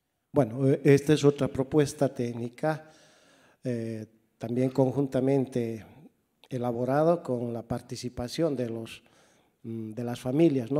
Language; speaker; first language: Spanish; native; Spanish